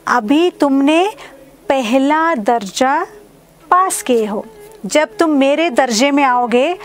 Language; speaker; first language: Hindi; non-native, local second language; Kannada